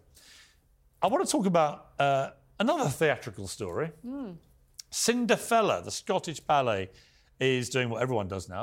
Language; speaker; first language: English; native; English